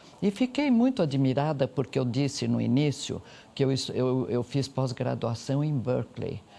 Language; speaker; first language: Portuguese; native; Portuguese